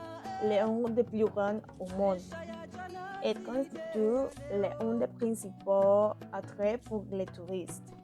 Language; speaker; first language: French; non-native, learner; Spanish